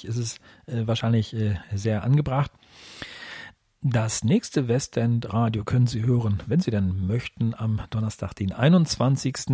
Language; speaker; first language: German; native; German